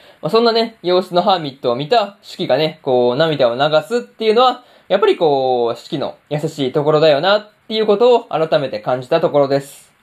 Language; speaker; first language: Japanese; native; Japanese